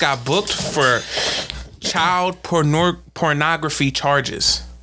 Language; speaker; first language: English; native; English